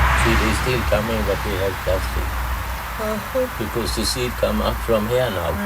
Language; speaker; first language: English; non-native, learner; Swedish